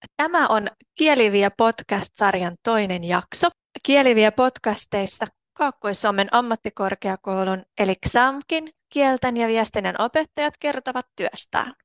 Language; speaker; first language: Finnish; non-native, fluent; Russian